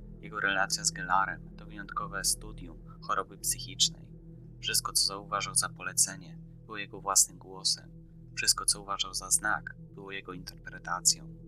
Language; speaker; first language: Polish; native; Polish